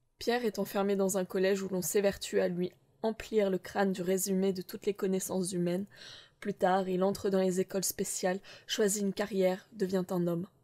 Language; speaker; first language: French; native; French